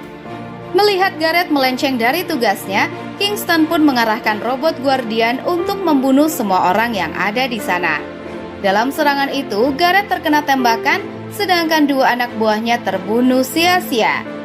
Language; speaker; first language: Indonesian; native; Indonesian